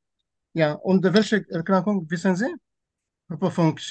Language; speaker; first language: German; non-native, fluent; Turkish